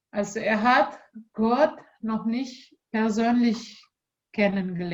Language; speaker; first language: German; non-native, learner; Indonesian